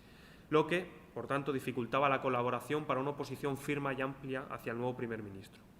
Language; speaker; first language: Spanish; native; Spanish